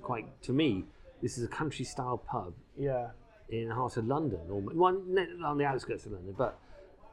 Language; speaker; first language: English; native; English